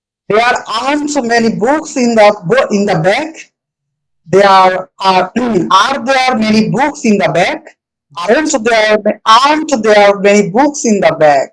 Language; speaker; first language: English; non-native, local second language; Bangla